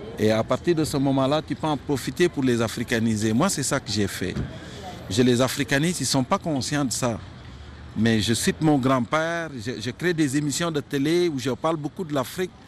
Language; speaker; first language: French; non-native, local second language; Wolof